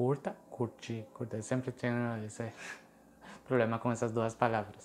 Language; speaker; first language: Portuguese; non-native, fluent; Spanish